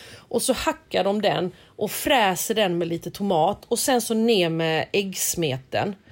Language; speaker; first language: Swedish; early bilingual, other home language; Korean